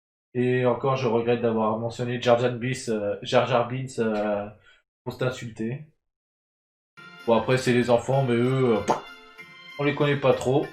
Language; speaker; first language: French; native; French